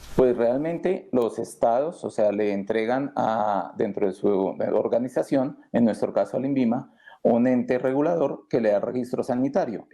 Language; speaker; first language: Spanish; native; Spanish